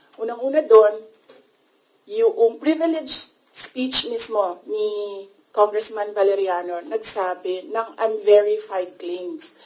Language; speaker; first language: Filipino; non-native, local second language; Cebuano